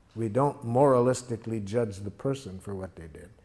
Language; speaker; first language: English; native; English